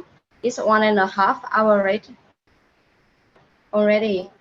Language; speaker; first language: English; non-native, learner; Vietnamese